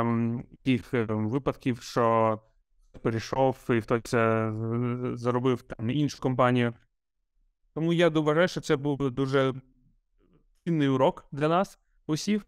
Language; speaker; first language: Ukrainian; non-native, local second language; Russian